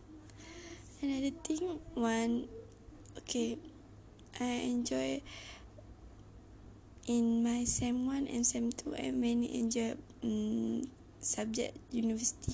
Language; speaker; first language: English; non-native, learner; Malay